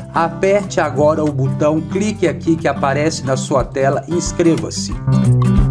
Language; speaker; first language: Portuguese; native; Portuguese